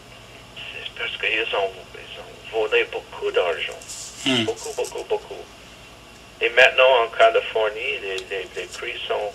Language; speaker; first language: French; non-native, learner; English